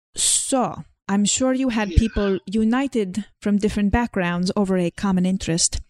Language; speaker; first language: English; non-native, fluent; Slovenian